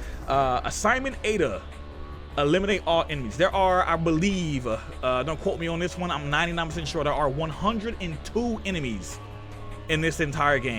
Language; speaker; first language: English; native; English